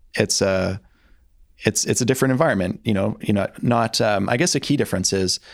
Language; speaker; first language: English; native; English